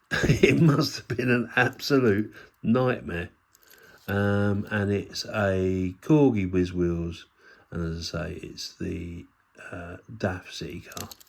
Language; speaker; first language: English; native; English